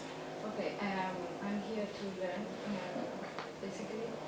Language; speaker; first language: English; non-native, learner; Spanish